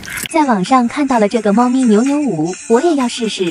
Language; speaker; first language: Chinese; native; Chinese